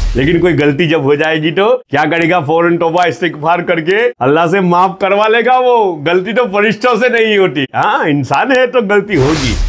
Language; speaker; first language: Hindi; non-native, local second language; Gujarati